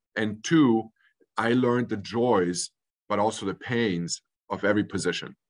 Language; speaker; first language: English; early bilingual, other home language; German